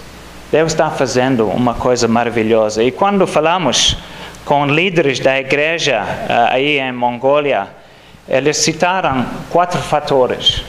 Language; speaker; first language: Portuguese; non-native, fluent; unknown